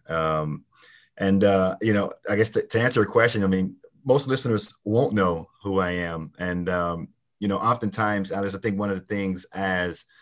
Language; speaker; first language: English; native; English